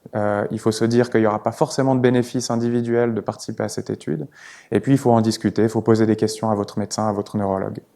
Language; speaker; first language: French; native; French